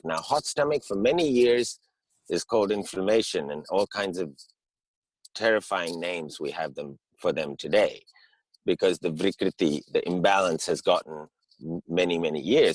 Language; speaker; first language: English; early bilingual, heritage; English